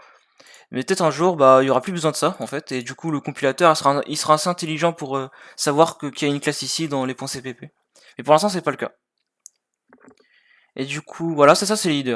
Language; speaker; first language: French; native; French